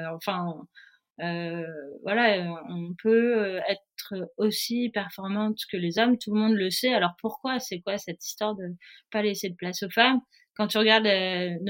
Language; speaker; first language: French; native; French